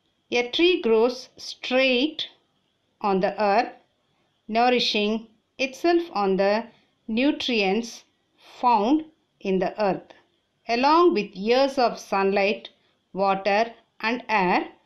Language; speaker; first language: English; non-native, local second language; Tamil